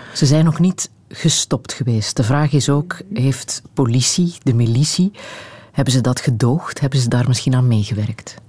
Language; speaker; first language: Dutch; native; Dutch